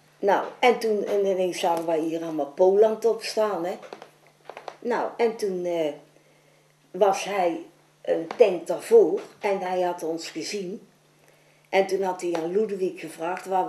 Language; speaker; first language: Dutch; native; Dutch